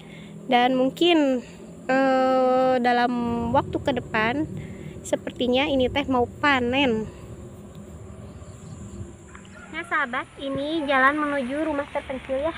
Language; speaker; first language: Indonesian; non-native, local second language; Sundanese